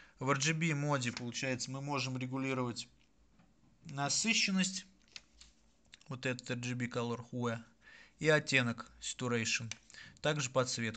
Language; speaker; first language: Russian; native; Russian